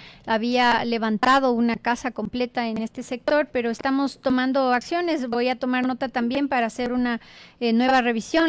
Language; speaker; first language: Spanish; native; Spanish